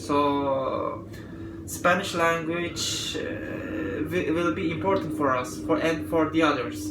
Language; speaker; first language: English; non-native, learner; Turkish